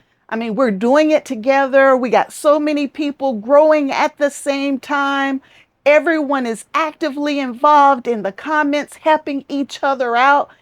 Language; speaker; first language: English; native; English